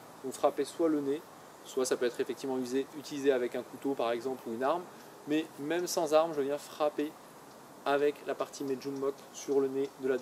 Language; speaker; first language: French; native; French